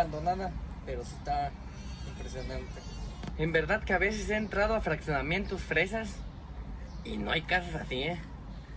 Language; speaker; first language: Spanish; native; Spanish